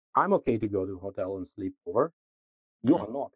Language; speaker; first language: English; non-native, fluent; Russian